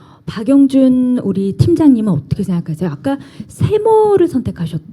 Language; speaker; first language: Korean; native; Korean